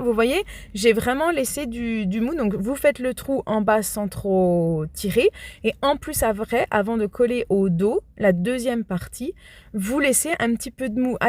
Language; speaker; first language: French; native; French